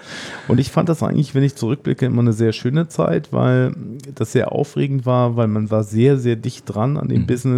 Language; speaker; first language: German; native; German